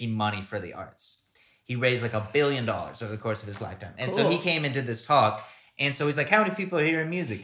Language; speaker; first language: English; native; English